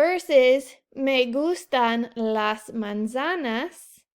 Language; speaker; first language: Spanish; non-native, fluent; English